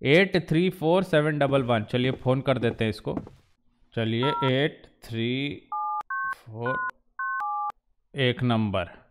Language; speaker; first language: Hindi; native; Hindi